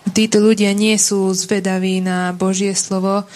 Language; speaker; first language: Slovak; non-native, local second language; Hungarian